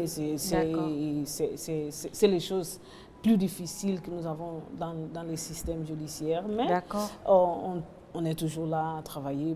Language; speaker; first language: French; non-native, learner; Portuguese